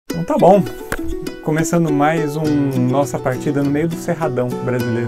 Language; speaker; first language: Portuguese; native; Portuguese